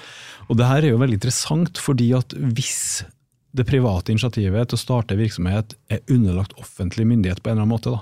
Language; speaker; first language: Norwegian; native; Norwegian